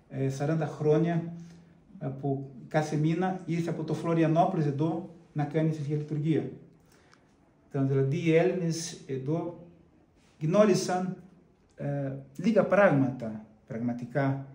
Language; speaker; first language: Greek; non-native, fluent; Portuguese